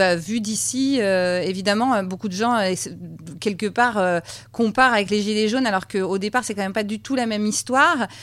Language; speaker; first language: French; native; French